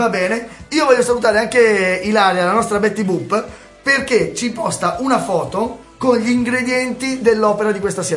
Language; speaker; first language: Italian; native; Italian